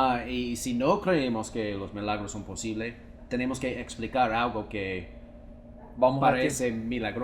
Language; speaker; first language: Spanish; non-native, fluent; English